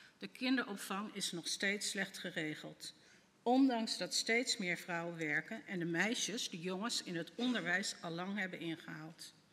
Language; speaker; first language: Dutch; native; Dutch